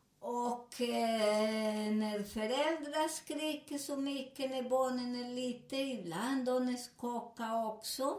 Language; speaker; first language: Swedish; non-native, fluent; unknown